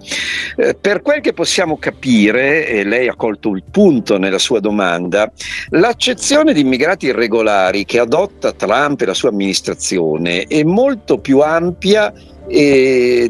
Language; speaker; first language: Italian; native; Italian